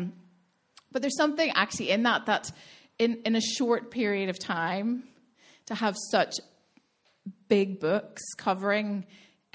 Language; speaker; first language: English; native; English